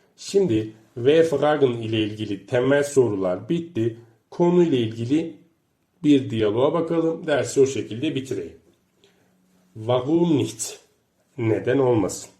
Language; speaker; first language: Turkish; native; Turkish